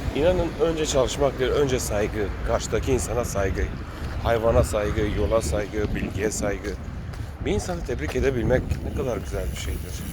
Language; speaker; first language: Turkish; early bilingual, heritage; Turkish